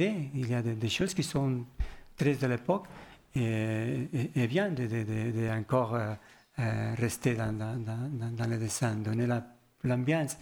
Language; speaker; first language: French; non-native, learner; Spanish